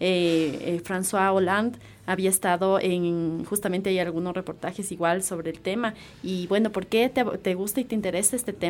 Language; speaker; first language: Spanish; native; Spanish